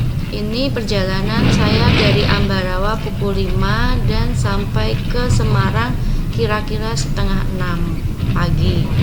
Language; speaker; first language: Indonesian; non-native, local second language; Javanese